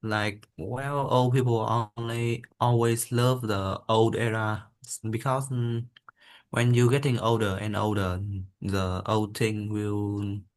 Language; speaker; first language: English; non-native, learner; Vietnamese